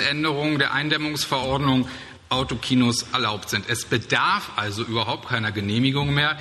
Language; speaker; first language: German; native; German